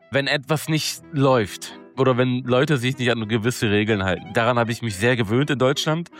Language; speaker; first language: German; early bilingual, other home language; Turkish